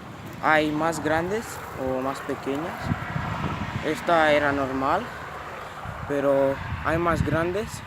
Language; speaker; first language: Spanish; non-native, local second language; Catalan